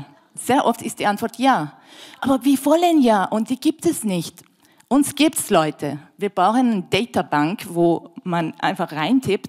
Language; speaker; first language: German; non-native, fluent; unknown